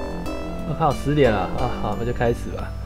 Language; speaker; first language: Chinese; native; Chinese